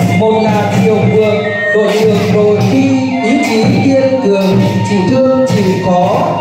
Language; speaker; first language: Vietnamese; non-native, local second language; Iu Mien